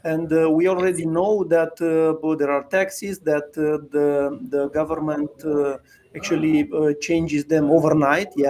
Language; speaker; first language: English; non-native, fluent; Romanian